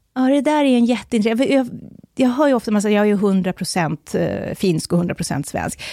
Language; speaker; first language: Swedish; native; Swedish